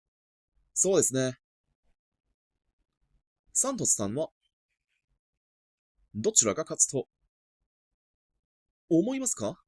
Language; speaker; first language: Japanese; non-native, fluent; Cantonese